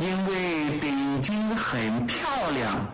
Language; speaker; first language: Chinese; non-native, learner; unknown